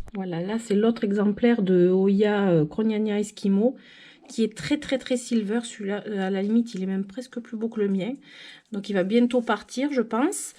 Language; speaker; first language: French; native; French